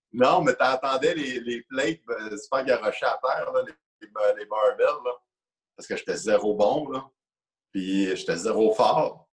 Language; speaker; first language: French; native; French